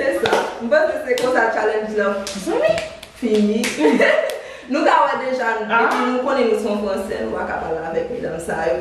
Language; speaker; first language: French; non-native, learner; Haitian Creole